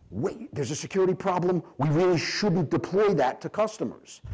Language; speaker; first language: English; native; English